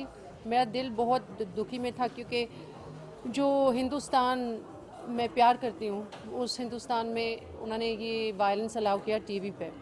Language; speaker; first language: Hindi; early bilingual, heritage; English